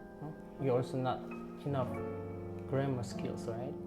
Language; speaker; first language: English; non-native, fluent; Korean